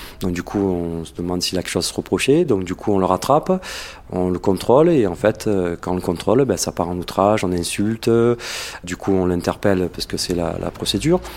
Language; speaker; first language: French; native; French